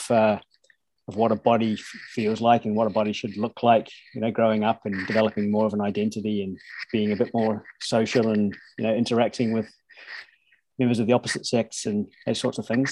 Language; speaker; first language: English; native; English